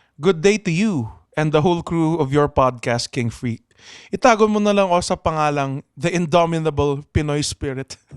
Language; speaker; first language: Filipino; native; Filipino